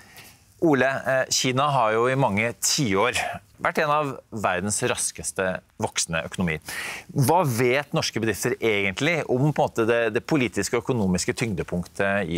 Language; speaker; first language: Norwegian; native; Norwegian